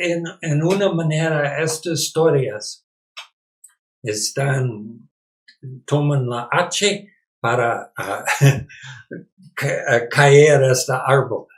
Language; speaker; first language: Spanish; non-native, learner; English